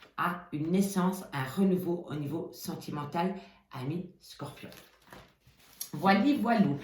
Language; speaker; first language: French; native; French